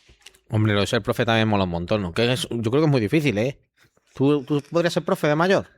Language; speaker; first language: Spanish; native; Spanish